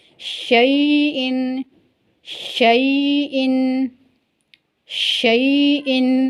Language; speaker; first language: Urdu; native; Urdu